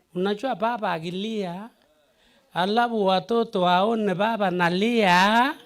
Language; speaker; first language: Swahili; non-native, local second language; Kalenjin